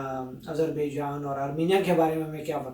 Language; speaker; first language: Hindi; native; Hindi